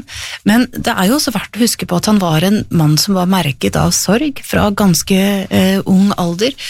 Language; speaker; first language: Norwegian; native; Norwegian